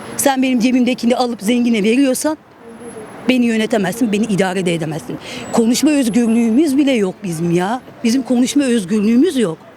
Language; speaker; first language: Turkish; native; Turkish